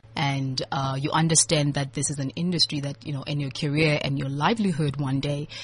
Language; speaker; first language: English; non-native, local second language; Southern Sotho